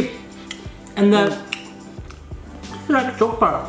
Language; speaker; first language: English; non-native, fluent; Korean